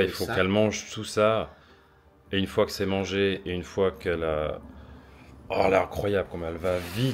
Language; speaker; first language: French; native; French